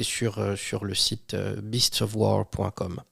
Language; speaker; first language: French; native; French